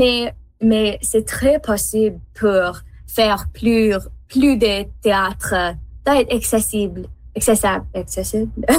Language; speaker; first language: French; non-native, learner; English